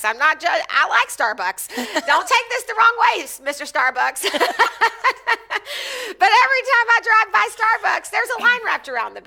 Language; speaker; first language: English; native; English